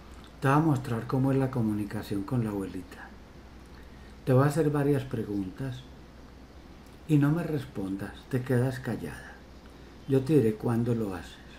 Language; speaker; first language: Spanish; native; Spanish